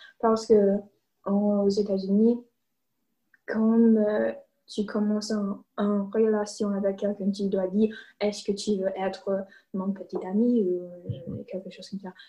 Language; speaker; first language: French; non-native, learner; English